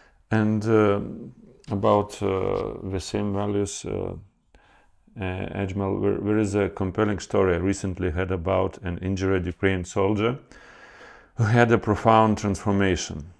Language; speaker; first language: English; non-native, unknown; Lithuanian